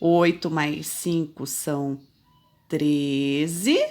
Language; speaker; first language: Portuguese; native; Portuguese